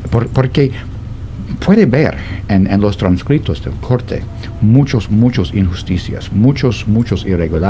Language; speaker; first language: Spanish; non-native, fluent; English